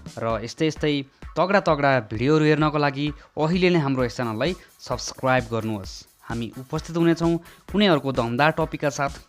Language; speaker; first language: Nepali; native; Nepali